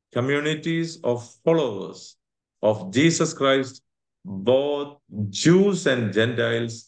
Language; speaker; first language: English; non-native, local second language; Malayalam